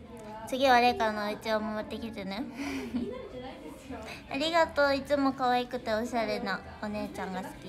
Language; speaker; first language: Japanese; native; Japanese